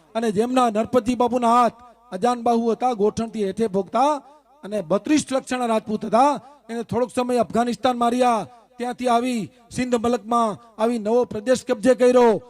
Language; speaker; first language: Gujarati; non-native, local second language; Kachhi